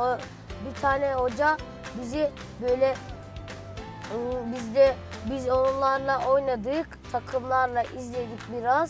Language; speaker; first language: Turkish; early bilingual, other home language; Arabic